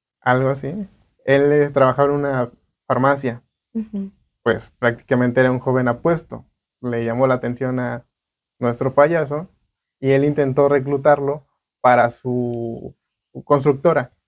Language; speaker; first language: Spanish; native; Spanish